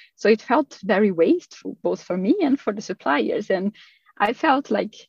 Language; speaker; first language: English; non-native, fluent; Portuguese